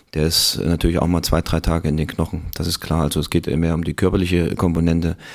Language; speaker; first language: German; native; German